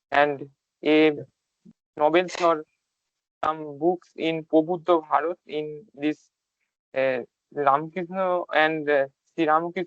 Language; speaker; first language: English; non-native, learner; Bangla